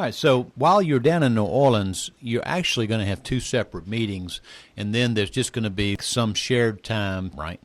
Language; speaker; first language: English; native; English